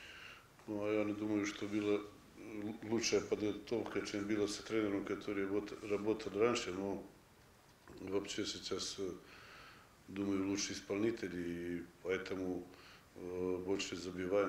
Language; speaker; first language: Russian; non-native, fluent; Serbian